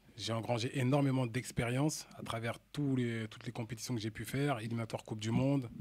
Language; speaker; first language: French; native; French